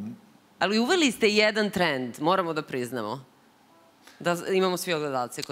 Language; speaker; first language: Serbian; native; Serbian